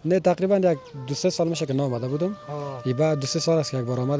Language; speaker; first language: Persian; native; Persian